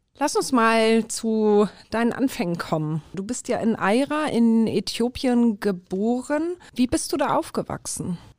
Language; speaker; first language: German; native; German